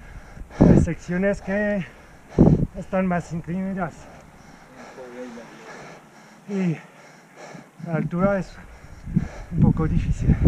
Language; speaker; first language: Spanish; non-native, learner; French